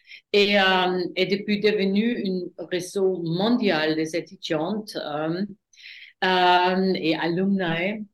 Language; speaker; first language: French; non-native, fluent; German